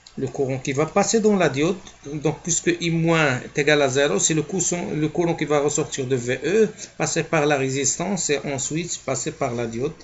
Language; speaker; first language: French; non-native, local second language; Arabic